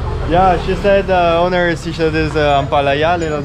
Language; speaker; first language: English; non-native, fluent; Spanish